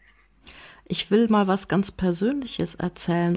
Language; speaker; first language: German; native; German